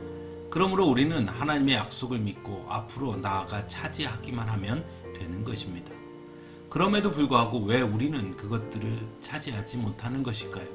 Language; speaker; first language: Korean; native; Korean